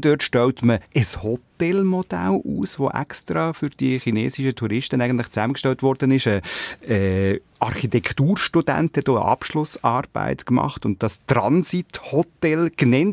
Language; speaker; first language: German; native; German